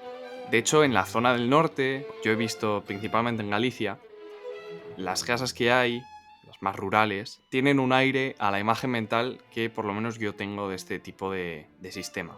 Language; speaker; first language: Spanish; native; Spanish